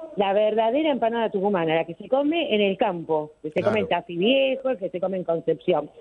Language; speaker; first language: Spanish; native; Spanish